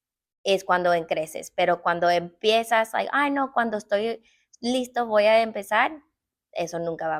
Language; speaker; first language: Spanish; early bilingual, heritage; English